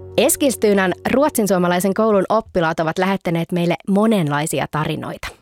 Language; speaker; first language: Finnish; early bilingual, heritage; Finnish